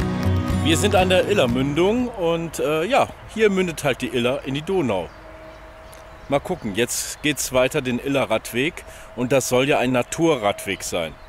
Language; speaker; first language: German; native; German